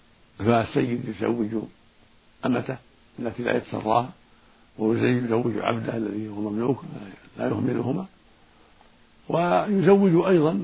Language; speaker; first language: Arabic; native; Arabic